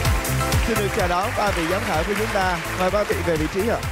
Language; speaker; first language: Vietnamese; native; Vietnamese